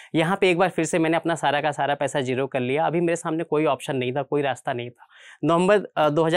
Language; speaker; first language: Hindi; native; Hindi